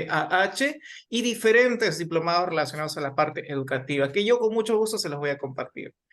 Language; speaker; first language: Spanish; native; Spanish